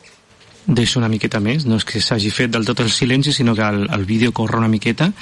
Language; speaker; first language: Catalan; native; Catalan